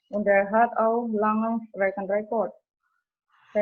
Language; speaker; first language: German; non-native, fluent; Indonesian